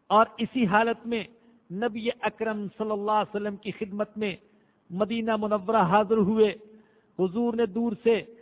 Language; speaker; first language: Urdu; non-native, local second language; Punjabi